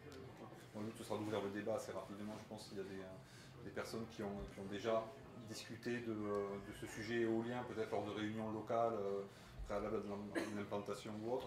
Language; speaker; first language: French; native; French